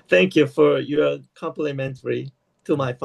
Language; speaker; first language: English; non-native, learner; Korean